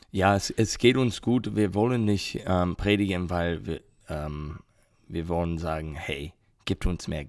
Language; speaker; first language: German; non-native, learner; English